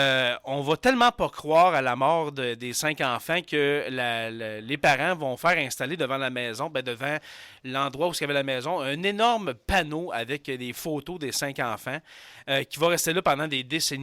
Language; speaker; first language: French; native; French